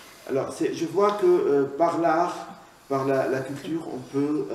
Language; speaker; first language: French; non-native, local second language; Arabic